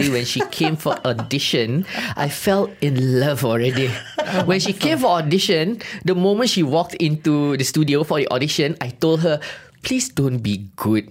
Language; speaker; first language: English; non-native, local second language; Malay